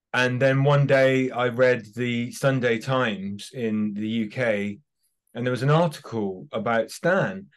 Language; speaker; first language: English; native; English